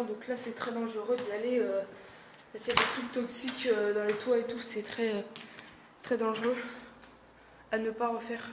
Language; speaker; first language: French; native; French